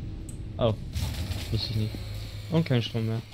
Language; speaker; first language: German; native; German